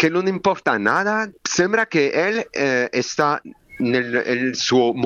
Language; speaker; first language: Spanish; non-native, learner; French